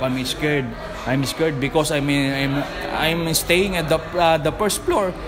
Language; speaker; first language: English; non-native, local second language; Filipino